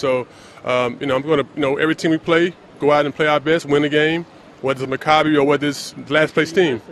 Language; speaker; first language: English; native; English